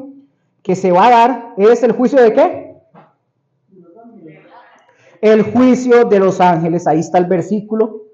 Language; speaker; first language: Spanish; native; Spanish